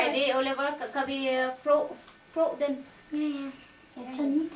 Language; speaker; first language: Danish; non-native, learner; Filipino